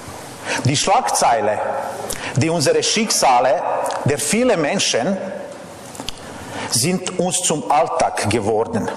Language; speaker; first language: German; non-native, fluent; Serbian